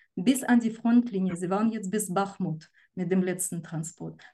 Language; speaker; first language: German; non-native, fluent; Ukrainian